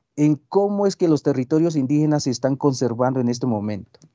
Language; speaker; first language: Spanish; non-native, local second language; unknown